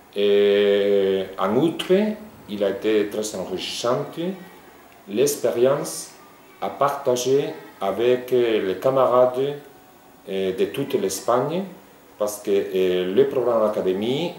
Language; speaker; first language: French; non-native, fluent; Spanish